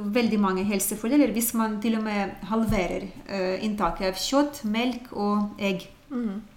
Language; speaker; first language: Norwegian; non-native, fluent; Ukrainian